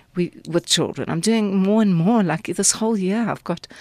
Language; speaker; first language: English; native; English